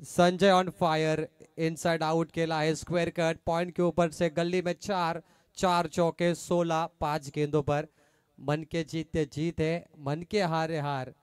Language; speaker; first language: Hindi; non-native, local second language; Marathi